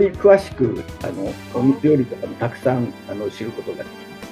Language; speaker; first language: Japanese; native; Japanese